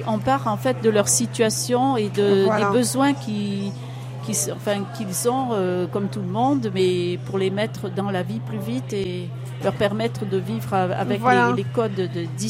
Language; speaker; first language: French; native; French